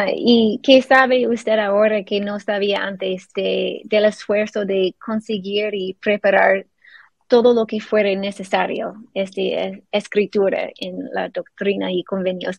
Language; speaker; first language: Spanish; non-native, fluent; English